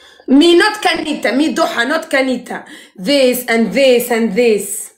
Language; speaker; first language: English; non-native, learner; Arabic